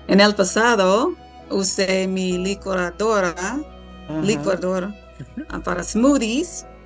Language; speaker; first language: Spanish; non-native, learner; English